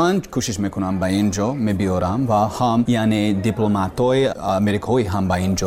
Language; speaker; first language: Persian; non-native, learner; English